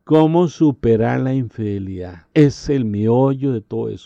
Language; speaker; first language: Spanish; native; Spanish